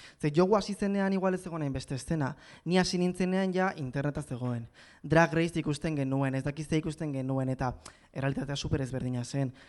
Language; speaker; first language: Basque; non-native, local second language; Spanish